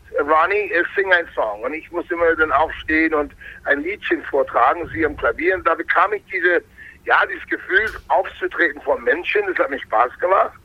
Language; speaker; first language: German; non-native, fluent; English